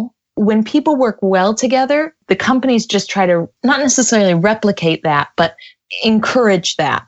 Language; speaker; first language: English; native; English